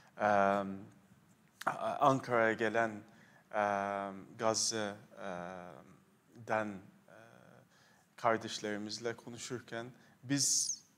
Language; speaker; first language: Turkish; non-native, fluent; Arabic